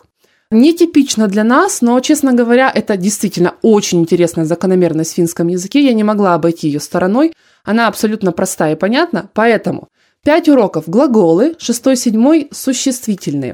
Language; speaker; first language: Russian; native; Russian